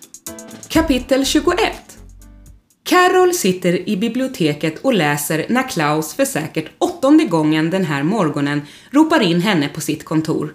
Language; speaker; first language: Swedish; native; Swedish